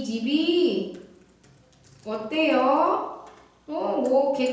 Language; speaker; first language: Korean; non-native, fluent; Indonesian